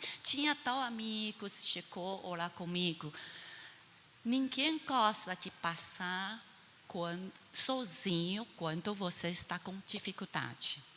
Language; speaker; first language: Portuguese; non-native, fluent; Chinese